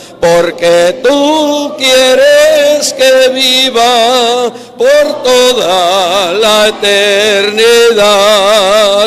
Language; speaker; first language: Spanish; native; Spanish